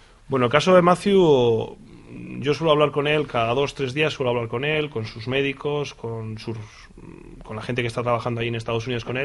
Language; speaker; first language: Spanish; native; Spanish